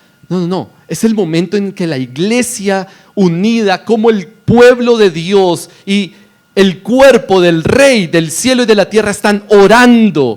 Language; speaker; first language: Spanish; native; Spanish